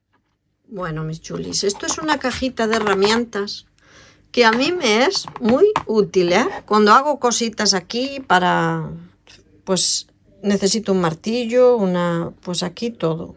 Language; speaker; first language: Spanish; native; Spanish